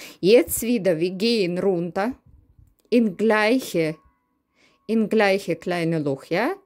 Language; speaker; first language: German; non-native, learner; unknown